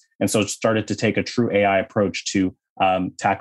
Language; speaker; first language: English; native; English